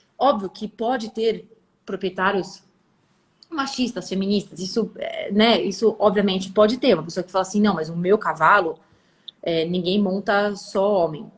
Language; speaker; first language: Portuguese; early bilingual, other home language; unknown